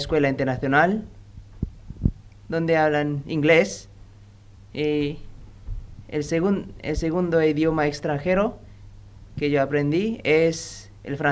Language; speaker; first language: Spanish; non-native, learner; Indonesian